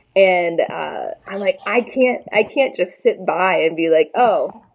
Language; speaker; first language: English; native; English